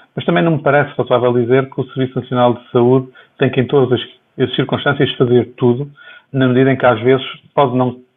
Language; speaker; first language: Portuguese; native; Portuguese